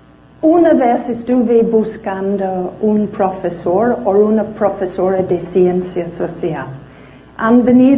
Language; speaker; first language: Spanish; non-native, fluent; English